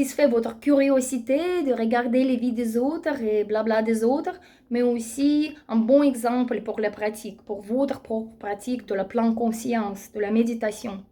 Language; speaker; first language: French; non-native, fluent; Russian